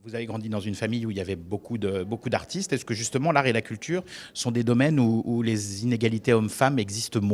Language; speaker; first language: French; native; French